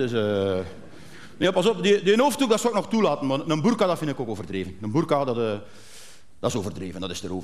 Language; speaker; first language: Dutch; native; Dutch